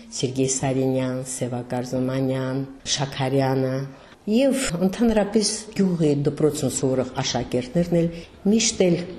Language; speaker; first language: Armenian; native; Armenian